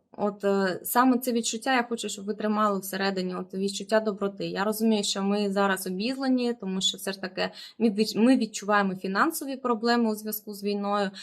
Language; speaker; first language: Ukrainian; non-native, local second language; Russian